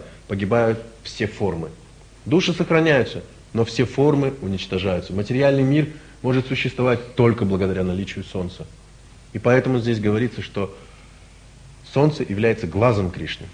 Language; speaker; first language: Russian; native; Russian